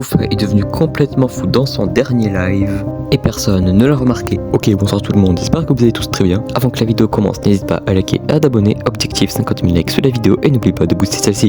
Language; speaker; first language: French; native; French